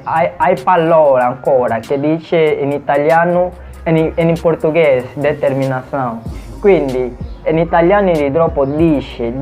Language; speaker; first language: Italian; non-native, learner; Portuguese